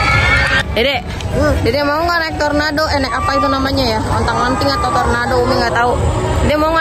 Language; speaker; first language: Indonesian; native; Indonesian